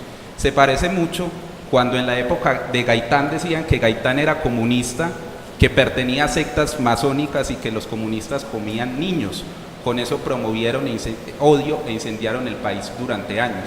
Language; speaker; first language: Spanish; native; Spanish